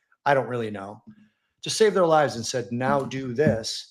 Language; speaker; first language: English; native; English